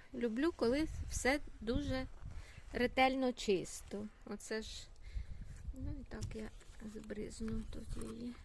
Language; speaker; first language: Ukrainian; non-native, local second language; Russian